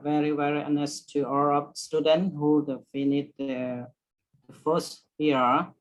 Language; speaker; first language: English; non-native, learner; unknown